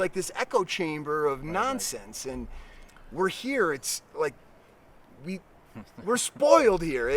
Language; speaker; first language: English; native; English